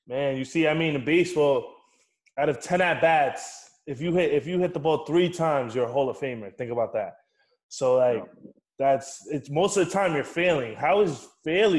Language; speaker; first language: English; native; English